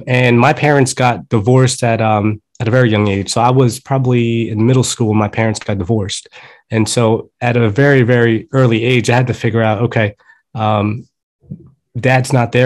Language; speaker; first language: English; early bilingual, other home language; Spanish